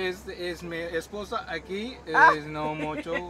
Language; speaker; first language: Spanish; non-native, learner; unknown